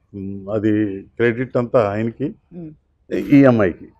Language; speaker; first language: Telugu; native; Telugu